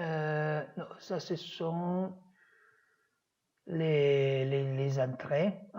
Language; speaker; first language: French; non-native, fluent; Italian